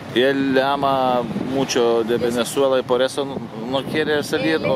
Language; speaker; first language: Spanish; non-native, learner; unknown